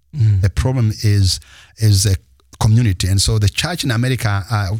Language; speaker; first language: English; non-native, local second language; Kinyarwanda